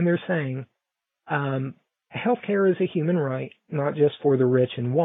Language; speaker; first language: English; native; English